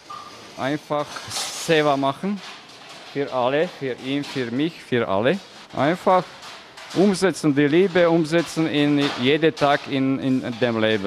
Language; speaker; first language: German; non-native, fluent; Slovak